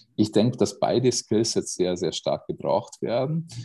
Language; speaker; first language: German; non-native, fluent; Hungarian